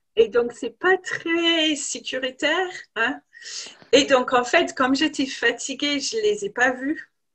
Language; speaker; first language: French; non-native, fluent; English